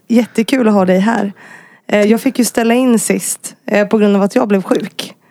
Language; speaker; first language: Swedish; native; Swedish